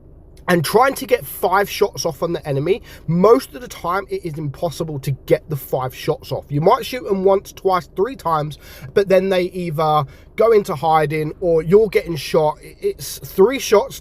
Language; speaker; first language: English; native; English